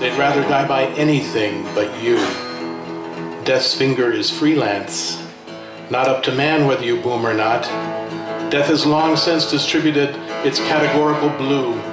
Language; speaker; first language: English; native; English